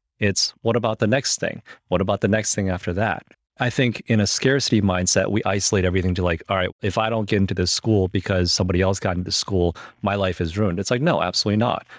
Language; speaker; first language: English; early bilingual, other home language; Chinese